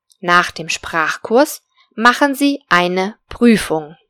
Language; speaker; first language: German; non-native, fluent; Spanish